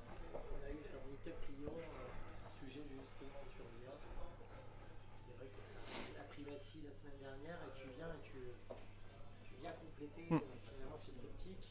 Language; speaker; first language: French; native; French